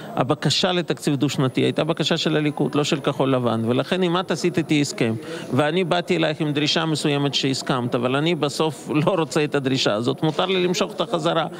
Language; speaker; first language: Hebrew; non-native, fluent; Russian